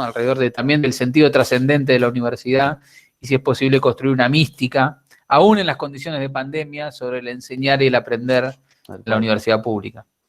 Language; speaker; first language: Spanish; native; Spanish